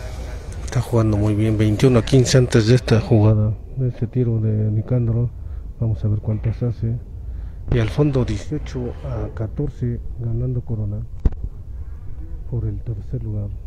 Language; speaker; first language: Spanish; native; Spanish